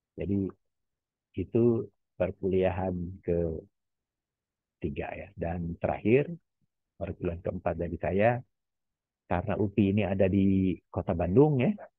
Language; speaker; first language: Indonesian; non-native, local second language; Javanese